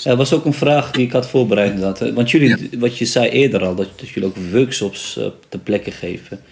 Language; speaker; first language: Dutch; early bilingual, other home language; Riffian